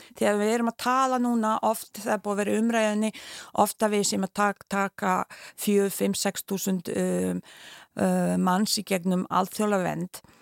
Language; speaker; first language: Icelandic; non-native, fluent; Bosnian